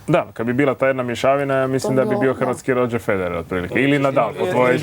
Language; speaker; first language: Croatian; native; Croatian